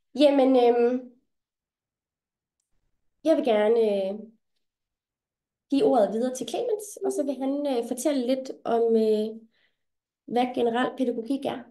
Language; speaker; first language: Danish; native; Danish